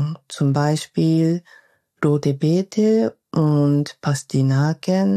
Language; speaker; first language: German; non-native, fluent; Japanese